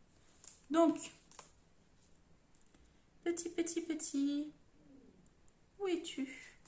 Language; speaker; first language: French; native; French